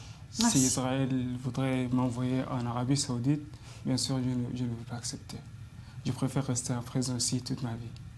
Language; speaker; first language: French; non-native, fluent; Arabic